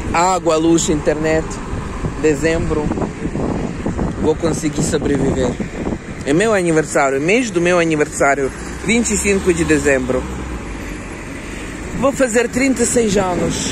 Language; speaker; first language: Portuguese; non-native, learner; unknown